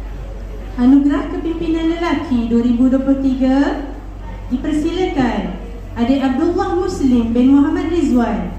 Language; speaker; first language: Malay; native; Malay